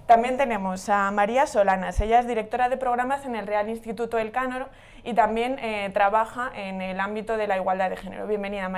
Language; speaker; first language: Spanish; native; Spanish